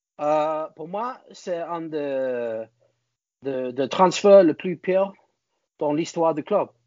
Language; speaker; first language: French; non-native, learner; English